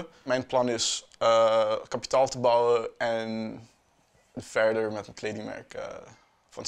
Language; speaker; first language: Dutch; non-native, local second language; Papiamento